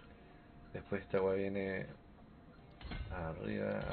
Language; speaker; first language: Spanish; native; Spanish